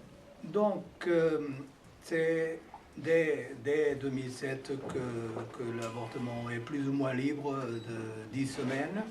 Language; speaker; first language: French; non-native, fluent; Portuguese